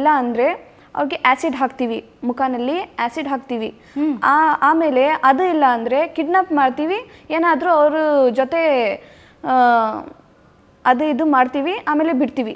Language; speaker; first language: Kannada; non-native, local second language; Urdu